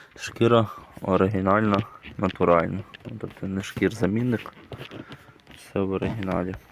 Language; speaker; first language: Ukrainian; native; Ukrainian